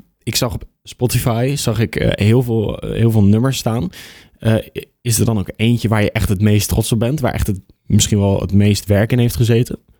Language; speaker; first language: Dutch; native; Dutch